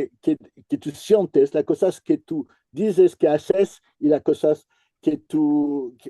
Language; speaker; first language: Spanish; non-native, fluent; French